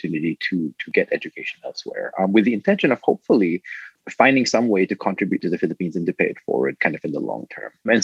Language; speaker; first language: English; non-native, local second language; Filipino